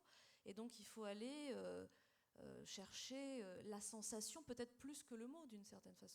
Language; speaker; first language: French; native; French